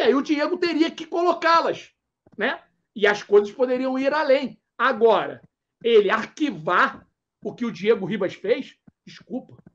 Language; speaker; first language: Portuguese; native; Portuguese